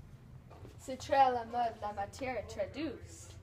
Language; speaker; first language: French; non-native, learner; English